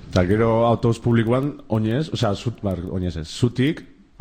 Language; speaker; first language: Basque; native; Basque